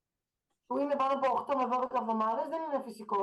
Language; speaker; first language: Greek; native; Greek